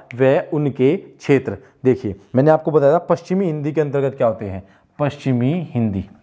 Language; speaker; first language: Hindi; native; Hindi